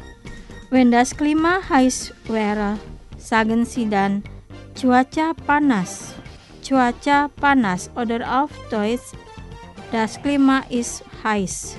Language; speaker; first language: German; non-native, fluent; Indonesian